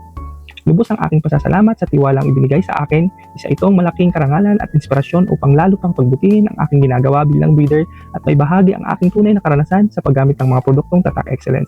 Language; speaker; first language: Filipino; native; Filipino